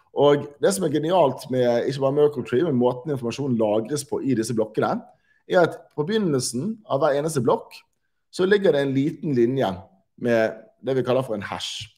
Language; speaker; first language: Norwegian; native; Norwegian